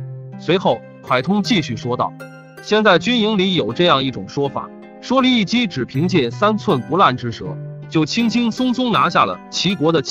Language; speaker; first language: Chinese; native; Chinese